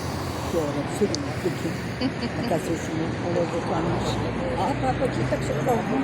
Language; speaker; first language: Greek; non-native, learner; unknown